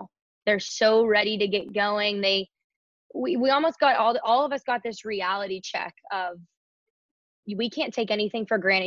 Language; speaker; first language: English; native; English